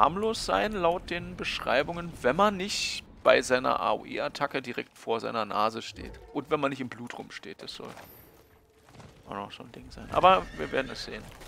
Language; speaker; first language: German; native; German